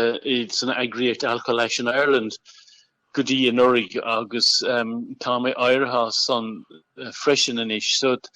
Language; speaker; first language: Irish; non-native, local second language; English